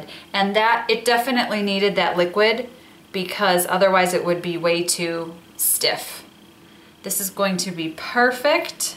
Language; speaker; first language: English; native; English